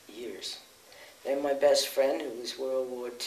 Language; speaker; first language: English; native; English